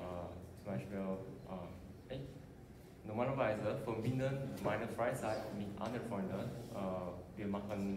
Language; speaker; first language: German; non-native, learner; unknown